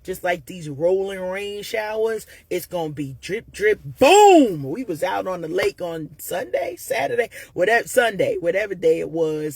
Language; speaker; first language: English; native; English